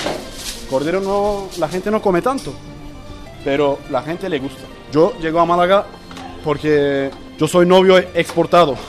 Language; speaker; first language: Spanish; non-native, fluent; Turkish